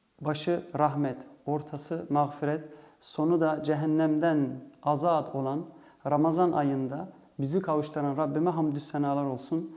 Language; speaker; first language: Turkish; early bilingual, heritage; Turkish